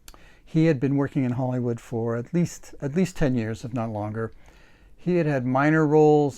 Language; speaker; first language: English; native; English